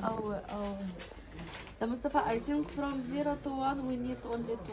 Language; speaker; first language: English; non-native, learner; Russian